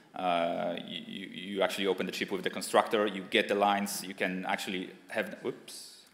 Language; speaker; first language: English; non-native, fluent; Polish